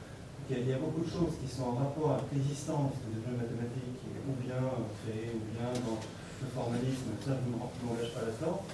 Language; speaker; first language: French; native; French